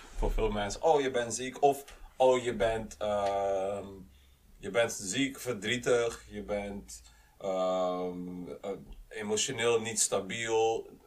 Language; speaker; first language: Dutch; native; Dutch